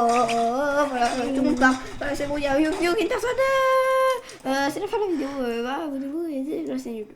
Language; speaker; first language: French; native; French